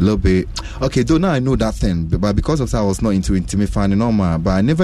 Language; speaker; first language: English; non-native, local second language; Akan